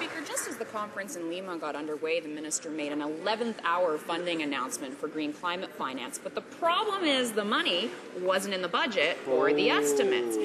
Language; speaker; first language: English; native; English